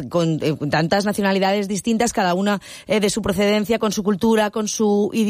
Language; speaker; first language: Spanish; native; Spanish